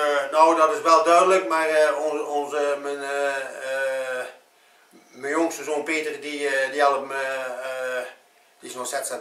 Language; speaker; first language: Dutch; native; Dutch